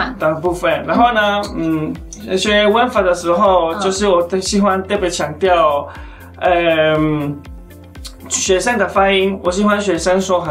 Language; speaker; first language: Chinese; non-native, fluent; Spanish